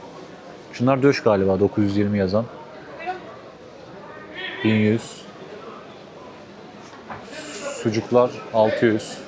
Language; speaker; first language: Turkish; native; Turkish